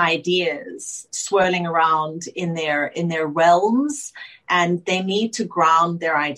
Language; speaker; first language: English; native; English